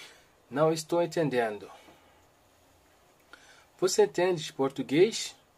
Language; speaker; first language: Portuguese; non-native, learner; Haitian Creole